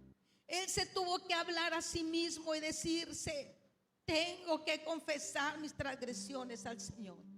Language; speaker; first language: Spanish; native; Spanish